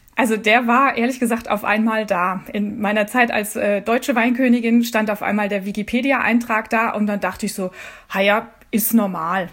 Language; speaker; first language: German; native; German